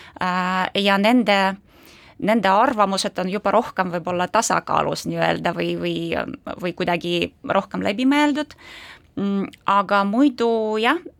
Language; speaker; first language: Estonian; non-native, local second language; Russian